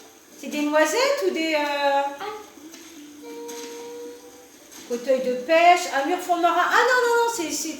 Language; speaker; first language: French; native; French